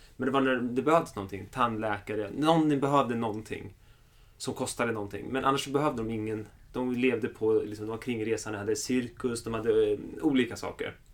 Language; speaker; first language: Swedish; early bilingual, other home language; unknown